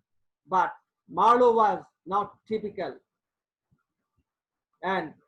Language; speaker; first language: English; non-native, local second language; Bangla